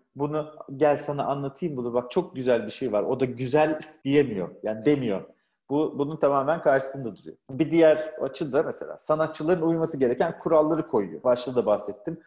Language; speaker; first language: Turkish; native; Turkish